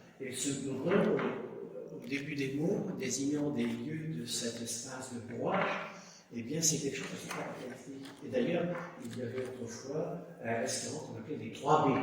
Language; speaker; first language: French; native; French